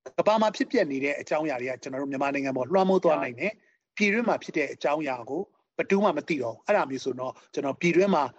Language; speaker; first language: Burmese; native; Burmese